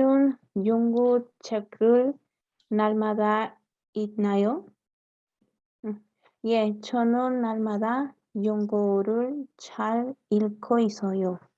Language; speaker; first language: Korean; non-native, learner; Spanish